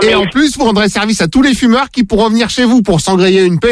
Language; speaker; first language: French; native; French